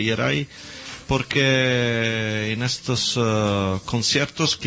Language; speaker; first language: Spanish; non-native, learner; Italian